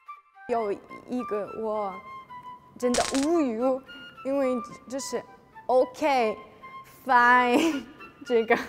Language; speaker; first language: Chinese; non-native, learner; Russian